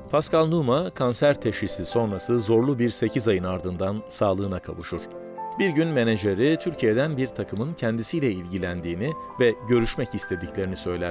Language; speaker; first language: Turkish; native; Turkish